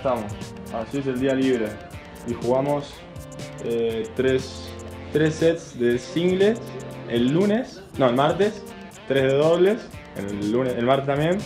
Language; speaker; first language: Spanish; native; Spanish